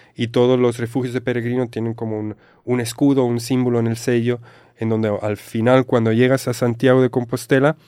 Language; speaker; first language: Spanish; non-native, fluent; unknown